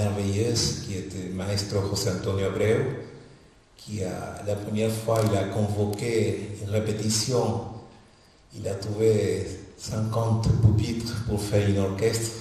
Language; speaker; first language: French; non-native, fluent; Spanish